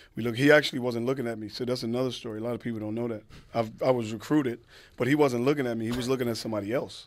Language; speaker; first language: English; native; English